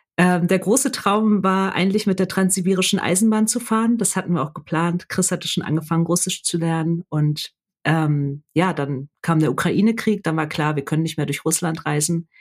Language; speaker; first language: German; native; German